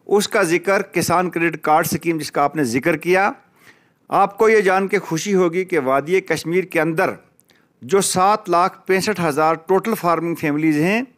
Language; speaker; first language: Urdu; non-native, local second language; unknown